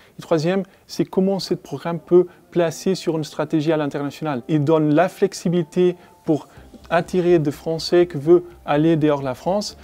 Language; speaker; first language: French; non-native, fluent; Portuguese